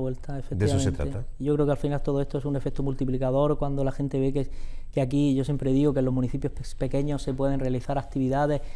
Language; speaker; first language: Spanish; native; Spanish